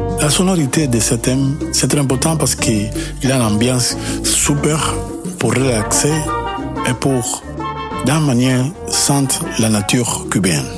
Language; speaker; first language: French; non-native, learner; Spanish